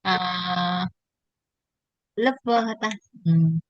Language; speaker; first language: English; non-native, learner; Vietnamese